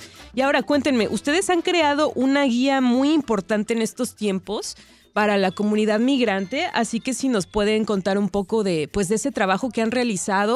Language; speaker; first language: Spanish; native; Spanish